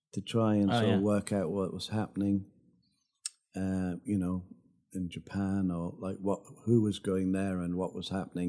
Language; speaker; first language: English; native; English